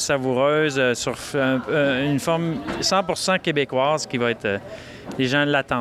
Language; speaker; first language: French; native; French